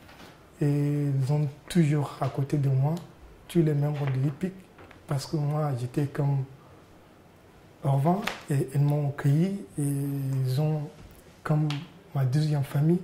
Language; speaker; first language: French; non-native, learner; Arabic